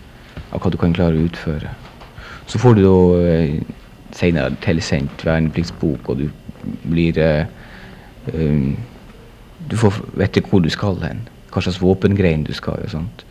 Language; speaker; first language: Norwegian; native; Norwegian